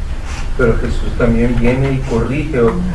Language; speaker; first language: Spanish; native; Spanish